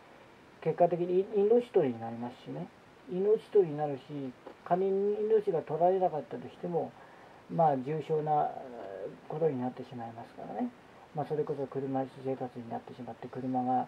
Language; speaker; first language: Japanese; native; Japanese